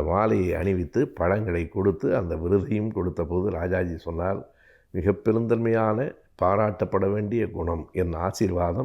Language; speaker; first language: Tamil; native; Tamil